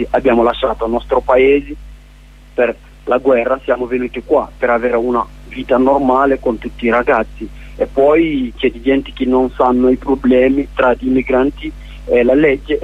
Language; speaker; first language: Italian; non-native, learner; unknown